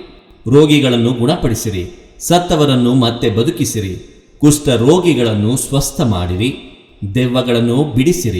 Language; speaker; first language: Kannada; native; Kannada